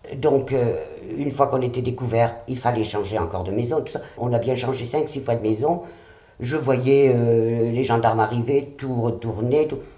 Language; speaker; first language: French; early bilingual, other home language; Catalan